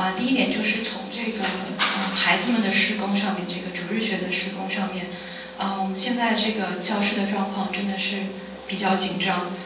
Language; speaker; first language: Chinese; early bilingual, heritage; Chinese